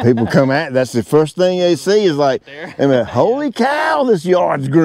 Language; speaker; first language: English; native; English